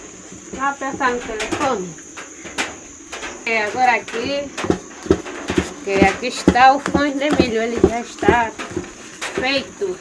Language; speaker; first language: Portuguese; non-native, local second language; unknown